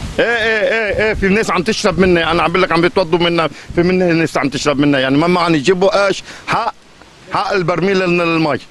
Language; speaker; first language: Arabic; native; Arabic